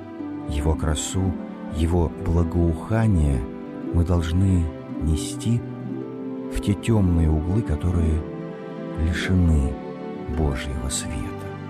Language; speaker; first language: Russian; native; Russian